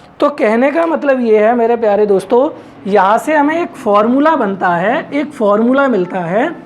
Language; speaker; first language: Hindi; native; Hindi